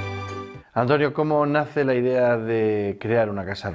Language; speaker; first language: Spanish; native; Spanish